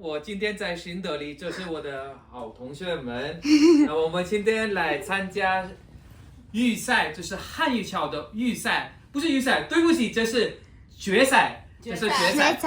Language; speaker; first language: Chinese; non-native, learner; Hindi